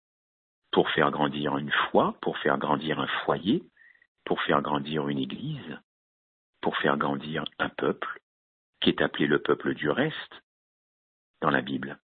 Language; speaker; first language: French; native; French